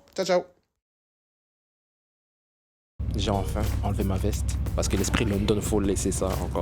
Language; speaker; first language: French; native; French